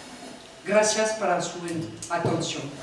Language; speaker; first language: Spanish; non-native, fluent; French